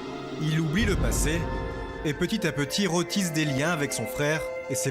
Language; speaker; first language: French; native; French